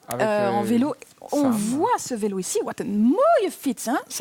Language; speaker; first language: French; native; French